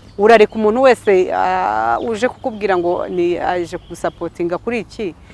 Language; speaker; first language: Kinyarwanda; early bilingual, heritage; Kinyarwanda